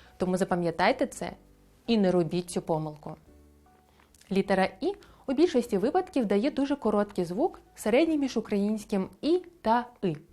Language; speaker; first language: Ukrainian; non-native, local second language; Crimean Tatar